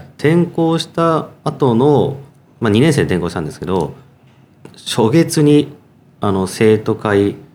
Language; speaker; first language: Japanese; native; Japanese